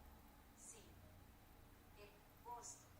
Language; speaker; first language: Portuguese; non-native, learner; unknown